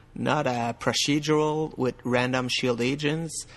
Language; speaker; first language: English; non-native, fluent; French